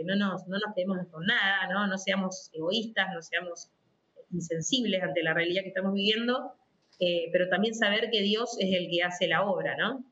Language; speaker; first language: Spanish; native; Spanish